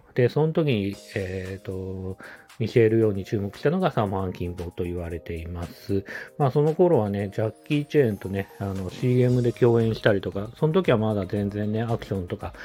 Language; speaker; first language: Japanese; native; Japanese